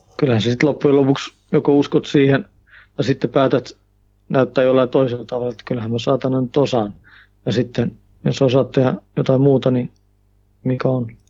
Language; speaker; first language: Finnish; early bilingual, heritage; Finnish